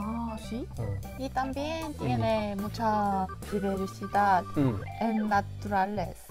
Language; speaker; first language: Spanish; non-native, learner; Korean